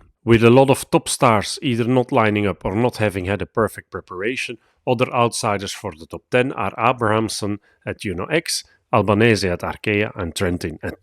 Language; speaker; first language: English; non-native, fluent; Dutch